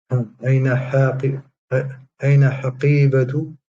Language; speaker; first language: Arabic; non-native, learner; French